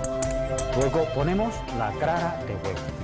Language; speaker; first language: Spanish; non-native, fluent; Chinese